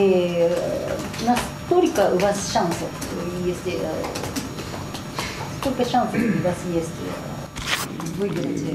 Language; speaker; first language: Russian; non-native, fluent; Japanese